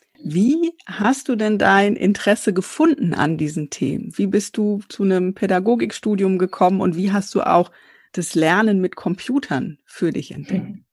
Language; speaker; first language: German; native; German